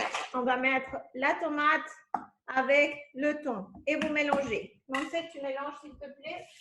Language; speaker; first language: French; non-native, fluent; Spanish